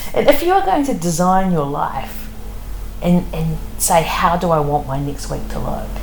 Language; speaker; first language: English; native; English